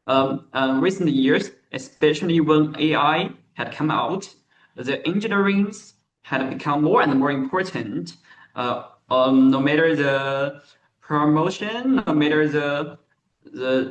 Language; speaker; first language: English; non-native, learner; Chinese